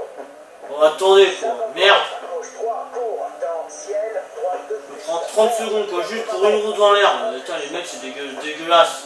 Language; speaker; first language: French; native; French